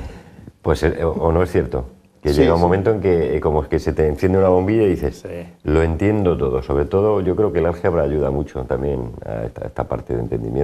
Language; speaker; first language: Spanish; native; Spanish